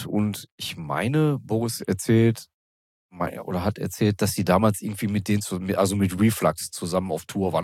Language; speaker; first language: German; native; German